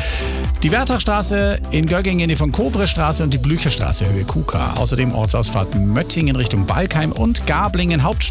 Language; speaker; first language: German; native; German